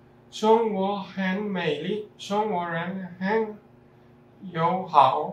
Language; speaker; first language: Chinese; non-native, learner; Spanish